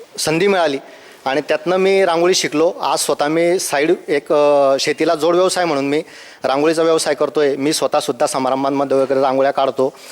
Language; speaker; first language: Marathi; native; Marathi